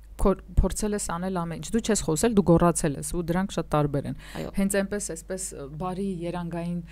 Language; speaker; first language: Armenian; native; Armenian